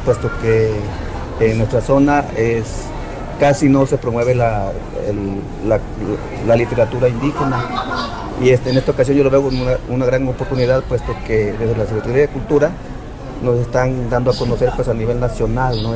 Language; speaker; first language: Spanish; non-native, local second language; Nahuatl languages